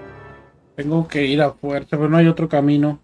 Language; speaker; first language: Spanish; native; Spanish